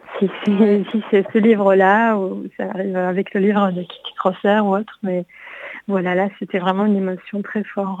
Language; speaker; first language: French; non-native, fluent; Hebrew